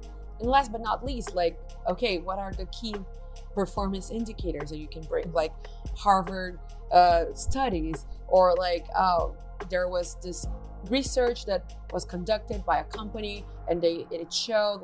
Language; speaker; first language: English; non-native, fluent; Portuguese